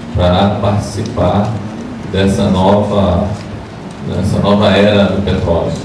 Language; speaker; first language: Portuguese; native; Portuguese